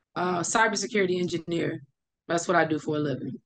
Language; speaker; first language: English; native; English